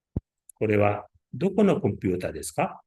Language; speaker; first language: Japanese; non-native, learner; Uzbek